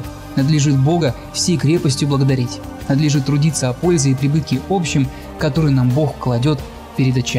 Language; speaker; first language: Russian; native; Russian